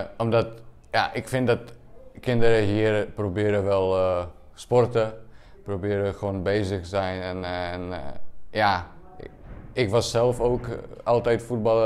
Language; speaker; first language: Dutch; non-native, learner; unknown